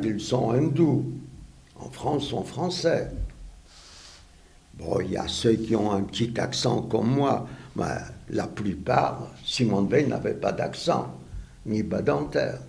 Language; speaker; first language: French; non-native, fluent; Yiddish